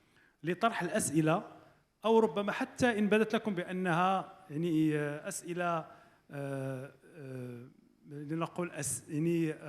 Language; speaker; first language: Arabic; native; Arabic